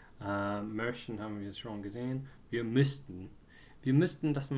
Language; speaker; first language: German; non-native, fluent; English